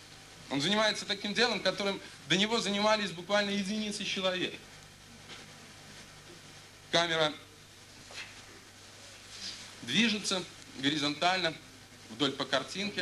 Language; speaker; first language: Russian; native; Russian